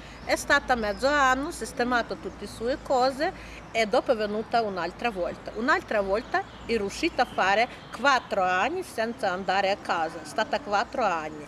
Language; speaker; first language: Italian; non-native, learner; Ukrainian